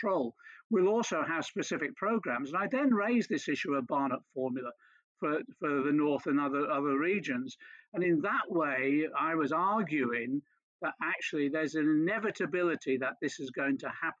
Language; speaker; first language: English; native; English